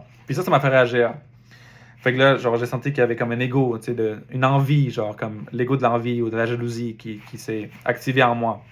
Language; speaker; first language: French; native; French